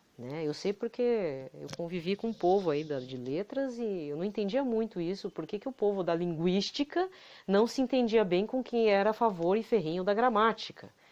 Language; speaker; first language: Portuguese; native; Portuguese